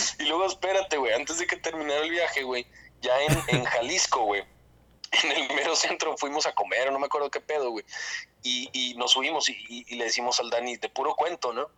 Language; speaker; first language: Spanish; native; Spanish